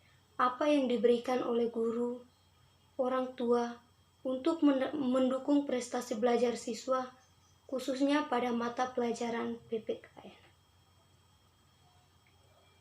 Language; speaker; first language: Indonesian; non-native, local second language; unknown